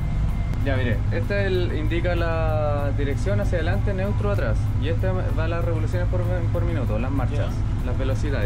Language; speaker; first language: Spanish; native; Spanish